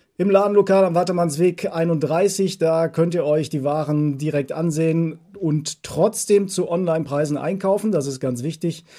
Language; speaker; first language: German; native; German